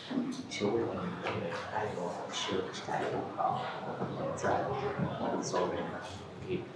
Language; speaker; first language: Chinese; non-native, learner; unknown